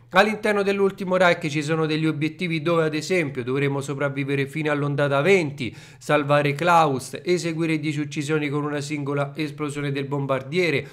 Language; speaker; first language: Italian; native; Italian